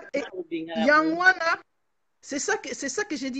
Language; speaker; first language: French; non-native, local second language; Lingala